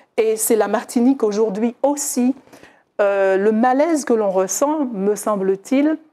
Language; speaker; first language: French; native; French